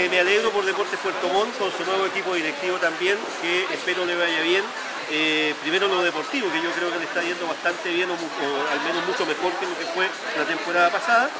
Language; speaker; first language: Spanish; native; Spanish